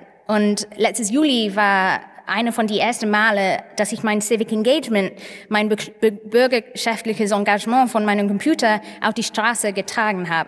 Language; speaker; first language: German; non-native, fluent; English